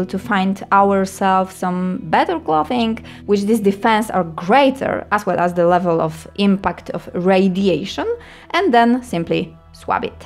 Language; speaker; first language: English; non-native, fluent; Polish